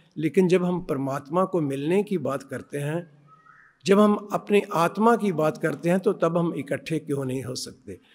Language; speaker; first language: Hindi; non-native, local second language; Punjabi